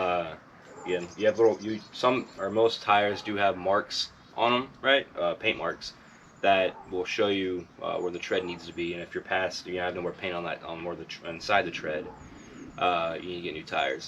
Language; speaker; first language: English; native; English